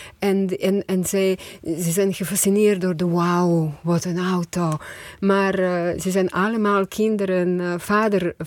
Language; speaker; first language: Dutch; non-native, fluent; Croatian